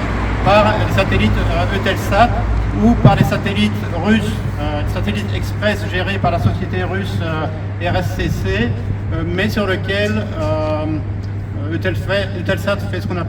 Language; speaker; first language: French; native; French